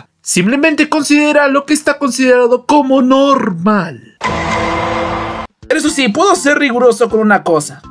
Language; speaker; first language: Spanish; native; Spanish